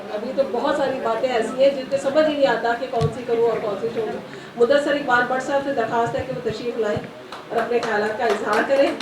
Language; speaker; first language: Urdu; native; Urdu